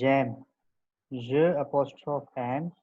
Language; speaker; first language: French; non-native, learner; Hindi